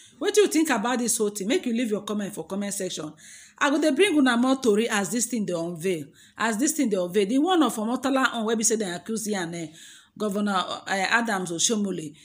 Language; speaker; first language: Nigerian Pidgin; non-native, local second language; Yoruba